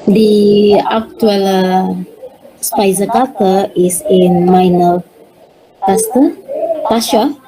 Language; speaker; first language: German; non-native, learner; Indonesian